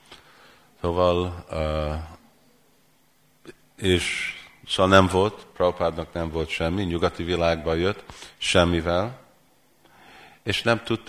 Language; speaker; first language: Hungarian; early bilingual, heritage; Hungarian